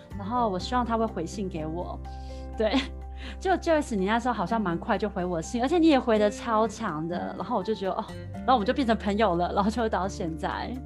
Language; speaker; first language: Chinese; native; Chinese